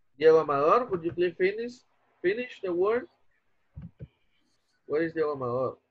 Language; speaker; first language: English; non-native, fluent; Spanish